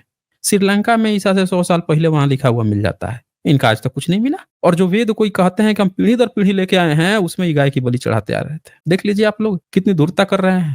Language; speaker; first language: Hindi; native; Hindi